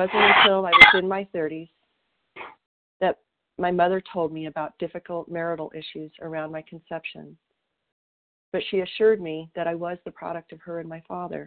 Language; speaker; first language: English; native; English